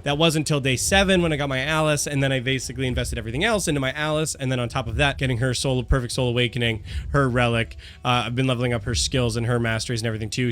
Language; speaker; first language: English; native; English